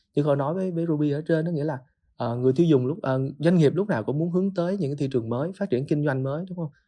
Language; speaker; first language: Vietnamese; native; Vietnamese